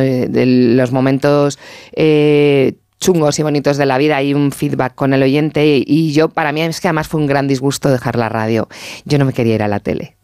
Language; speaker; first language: Spanish; native; Spanish